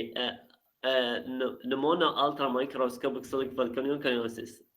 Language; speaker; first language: English; non-native, learner; Arabic